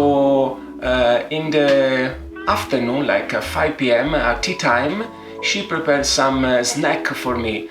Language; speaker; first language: English; non-native, fluent; Italian